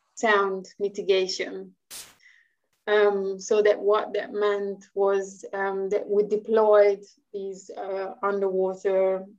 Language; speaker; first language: English; non-native, fluent; Hungarian